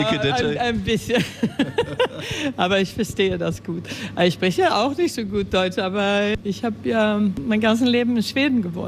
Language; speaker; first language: German; early bilingual, heritage; German